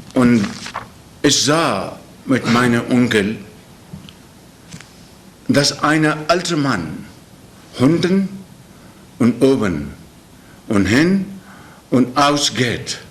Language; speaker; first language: German; non-native, learner; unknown